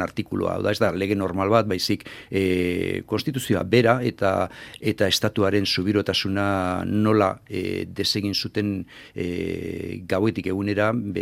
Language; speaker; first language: Basque; native; Basque